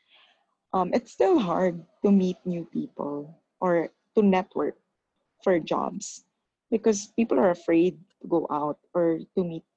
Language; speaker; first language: English; non-native, local second language; Filipino